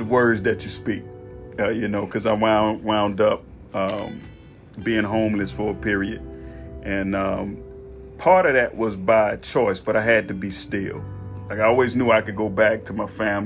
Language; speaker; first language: English; native; English